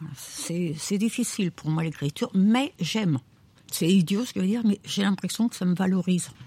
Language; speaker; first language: French; native; French